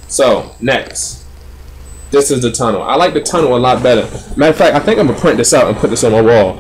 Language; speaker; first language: English; native; English